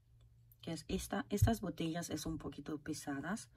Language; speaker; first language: Spanish; non-native, fluent; Haitian Creole